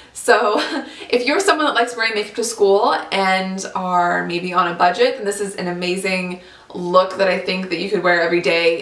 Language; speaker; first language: English; native; English